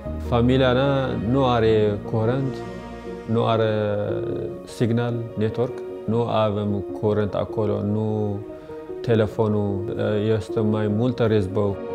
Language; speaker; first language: Romanian; non-native, learner; Tigrinya